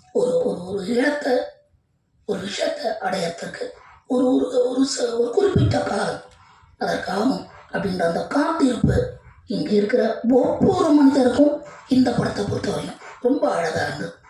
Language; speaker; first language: Tamil; native; Tamil